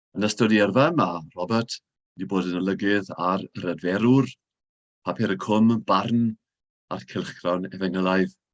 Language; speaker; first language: Welsh; native; Welsh